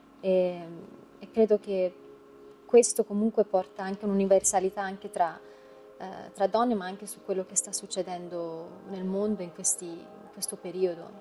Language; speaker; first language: Italian; early bilingual, heritage; Italian